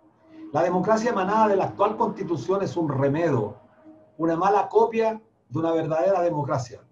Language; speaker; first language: Spanish; native; Spanish